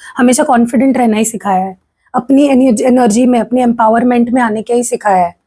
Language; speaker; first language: Hindi; non-native, local second language; Marathi